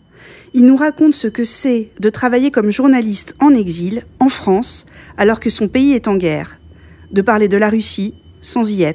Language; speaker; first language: French; native; French